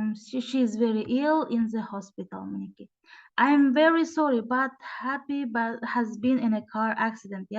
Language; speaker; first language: English; non-native, fluent; Kazakh